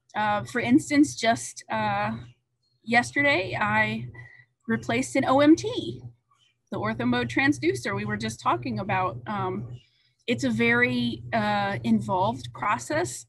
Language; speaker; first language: English; native; English